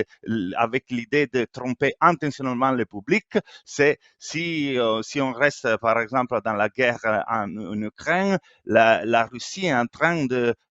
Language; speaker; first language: French; non-native, fluent; Italian